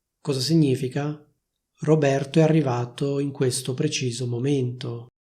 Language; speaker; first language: Italian; native; Italian